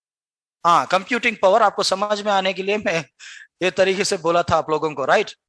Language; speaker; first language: Hindi; non-native, local second language; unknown